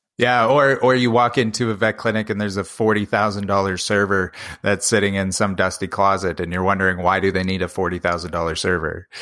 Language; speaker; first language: English; native; English